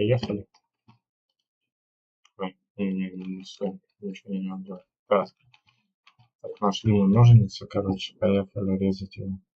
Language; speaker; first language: Russian; native; Russian